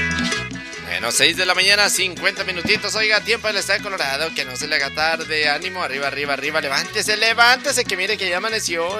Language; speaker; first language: Spanish; native; Spanish